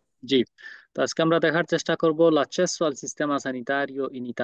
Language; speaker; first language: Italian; non-native, fluent; Bangla